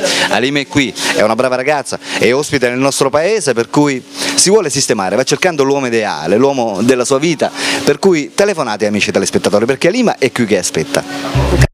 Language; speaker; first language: Italian; native; Italian